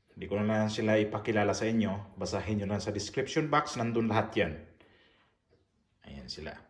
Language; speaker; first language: Filipino; native; Filipino